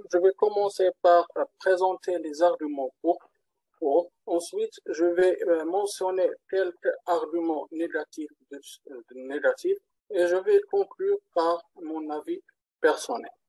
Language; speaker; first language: French; non-native, learner; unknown